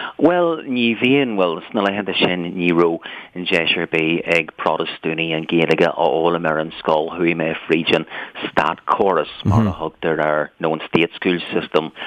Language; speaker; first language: Irish; non-native, local second language; English